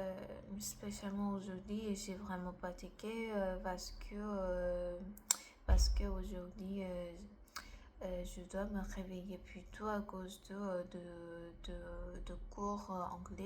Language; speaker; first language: French; non-native, learner; Korean